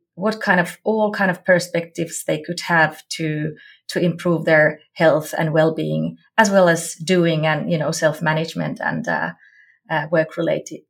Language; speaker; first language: English; non-native, fluent; Finnish